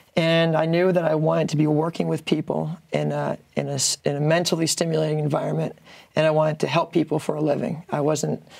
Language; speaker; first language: English; native; English